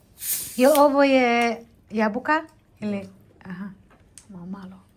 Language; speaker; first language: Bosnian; non-native, learner; Filipino